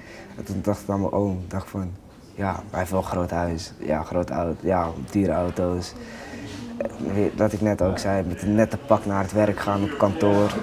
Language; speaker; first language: Dutch; native; Dutch